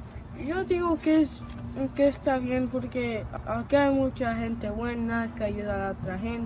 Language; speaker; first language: Spanish; early bilingual, heritage; Spanish